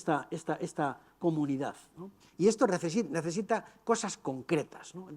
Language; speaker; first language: Spanish; native; Spanish